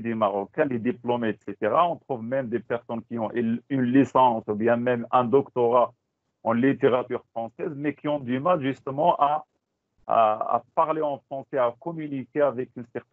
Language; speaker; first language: French; non-native, local second language; Tachelhit